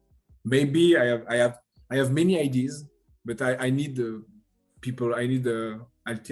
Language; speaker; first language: English; non-native, learner; French